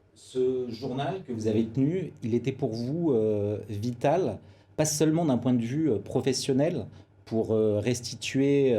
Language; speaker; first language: French; native; French